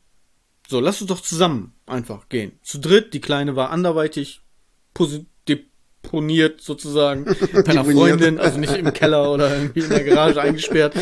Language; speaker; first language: German; native; German